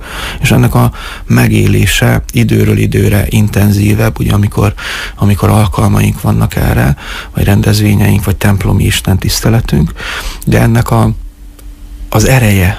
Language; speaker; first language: Hungarian; native; Hungarian